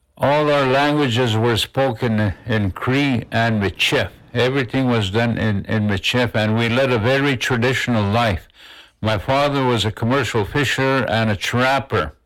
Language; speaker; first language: English; non-native, local second language; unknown